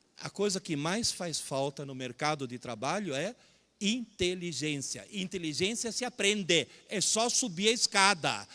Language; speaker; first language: Portuguese; early bilingual, other home language; Italian